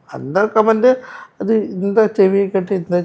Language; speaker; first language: Tamil; non-native, local second language; Malayalam